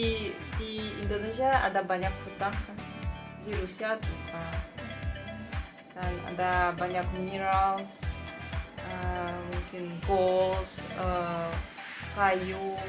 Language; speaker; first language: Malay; non-native, learner; Russian